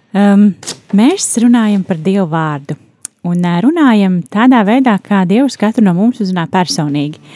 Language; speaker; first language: Latvian; native; Latvian